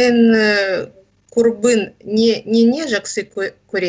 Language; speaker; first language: Kazakh; non-native, learner; Russian